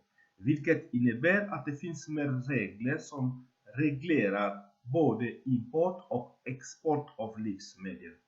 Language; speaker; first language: Swedish; non-native, fluent; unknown